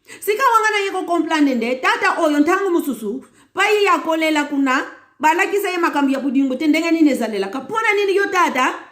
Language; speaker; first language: Lingala; non-native, local second language; Kongo